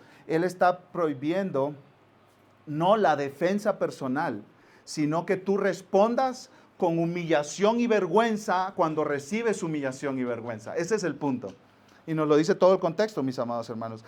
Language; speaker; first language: Spanish; native; Spanish